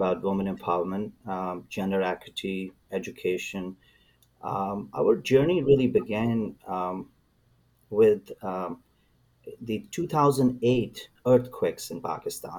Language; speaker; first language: English; non-native, local second language; Urdu